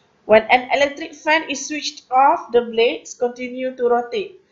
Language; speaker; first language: English; non-native, local second language; Malay